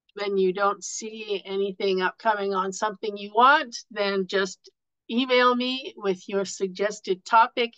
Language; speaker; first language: English; native; English